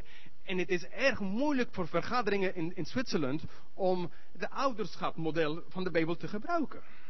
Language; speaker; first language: Dutch; non-native, learner; English